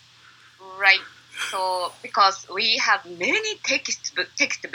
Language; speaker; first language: English; non-native, learner; Japanese